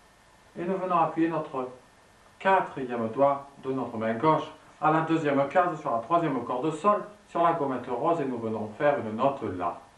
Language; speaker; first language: French; native; French